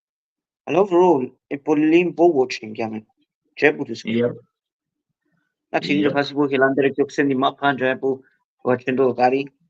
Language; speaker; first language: Greek; early bilingual, heritage; Greek